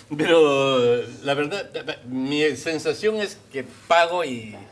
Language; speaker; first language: Spanish; native; Spanish